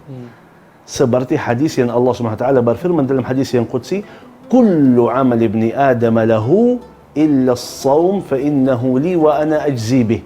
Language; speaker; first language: Indonesian; non-native, fluent; Arabic